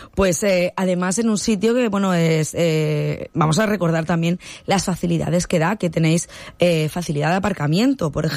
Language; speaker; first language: Spanish; native; Spanish